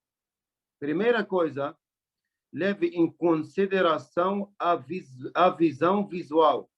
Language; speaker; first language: Portuguese; non-native, learner; Arabic